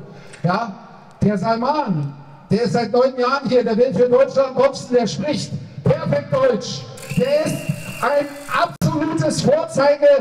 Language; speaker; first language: German; native; German